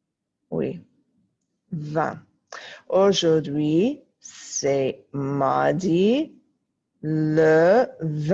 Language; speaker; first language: French; non-native, fluent; English